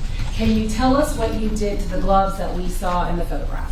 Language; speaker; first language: English; native; English